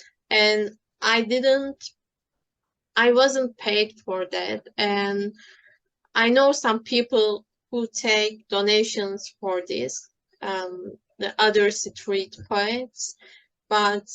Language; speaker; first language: English; non-native, fluent; Turkish